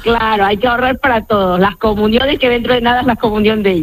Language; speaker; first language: Spanish; native; Spanish